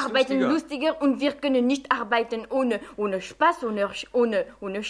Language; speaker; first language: German; non-native, fluent; French